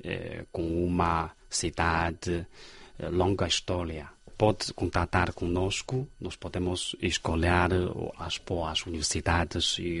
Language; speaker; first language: Portuguese; non-native, fluent; Chinese